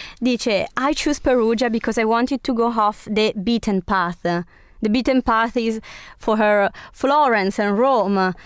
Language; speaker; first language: English; non-native, fluent; Italian